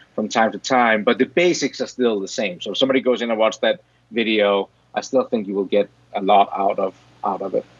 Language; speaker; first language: English; non-native, fluent; Danish